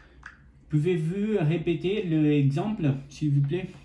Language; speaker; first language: French; non-native, learner; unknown